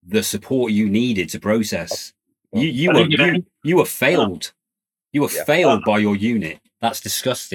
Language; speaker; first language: English; native; English